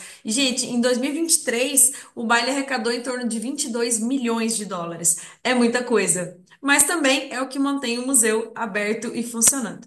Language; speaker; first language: Portuguese; native; Portuguese